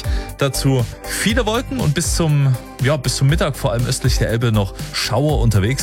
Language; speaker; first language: German; native; German